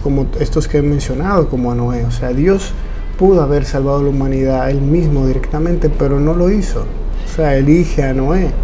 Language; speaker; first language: Spanish; native; Spanish